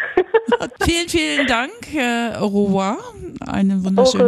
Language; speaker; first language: German; native; German